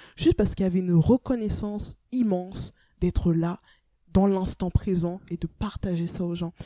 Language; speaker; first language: French; native; French